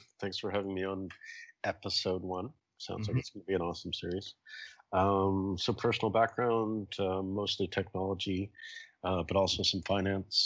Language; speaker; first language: English; native; English